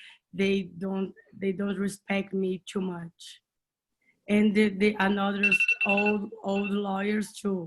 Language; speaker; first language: English; non-native, learner; Portuguese